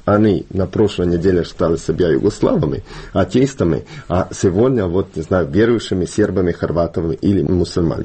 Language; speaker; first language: Russian; non-native, fluent; Bosnian